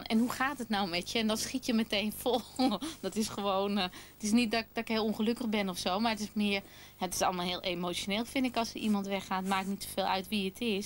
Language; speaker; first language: Dutch; native; Dutch